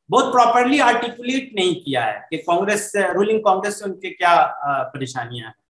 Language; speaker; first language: Hindi; native; Hindi